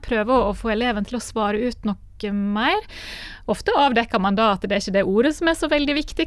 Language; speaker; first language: Norwegian; native; Norwegian